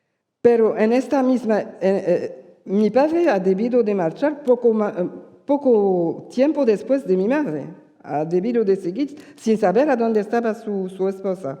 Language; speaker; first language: Spanish; early bilingual, heritage; Spanish